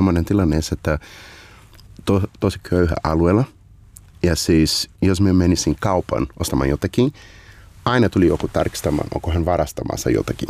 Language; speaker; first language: Finnish; non-native, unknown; Portuguese